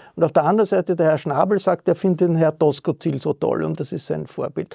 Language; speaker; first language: German; native; German